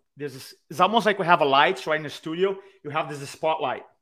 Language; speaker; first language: English; non-native, fluent; Portuguese